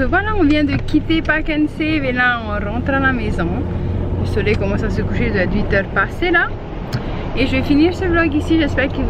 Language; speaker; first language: French; native; French